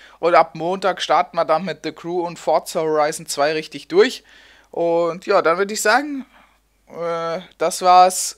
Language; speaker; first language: German; native; German